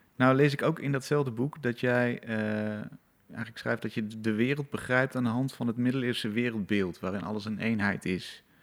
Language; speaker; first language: Dutch; native; Dutch